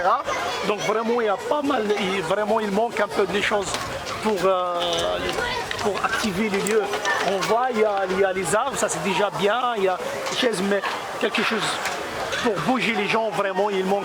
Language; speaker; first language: French; non-native, fluent; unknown